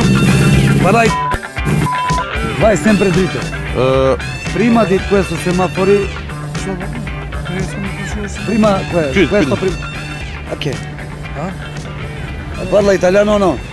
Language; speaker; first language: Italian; non-native, learner; Macedonian